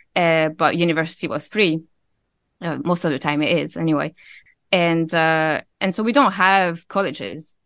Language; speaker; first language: English; non-native, fluent; French